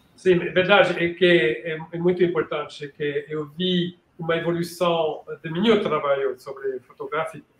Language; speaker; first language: Portuguese; non-native, learner; French